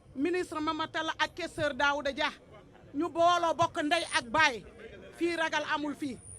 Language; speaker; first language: Wolof; non-native, local second language; Fula